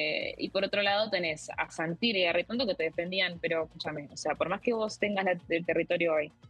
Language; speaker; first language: Spanish; native; Spanish